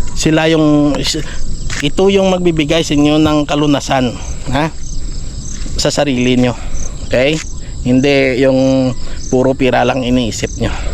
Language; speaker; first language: Filipino; non-native, local second language; Hiligaynon